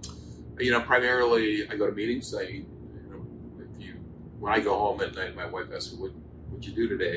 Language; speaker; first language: English; native; English